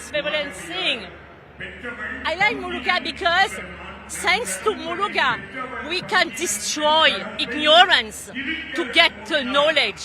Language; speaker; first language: English; non-native, learner; French